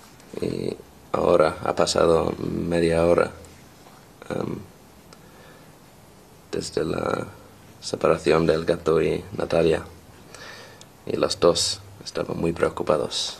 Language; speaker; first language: Spanish; non-native, learner; English